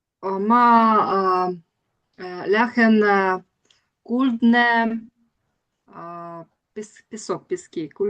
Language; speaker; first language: Estonian; non-native, learner; Russian